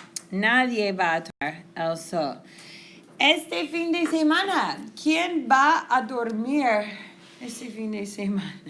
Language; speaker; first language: Spanish; non-native, fluent; English